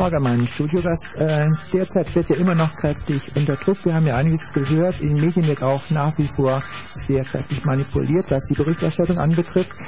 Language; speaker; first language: German; native; German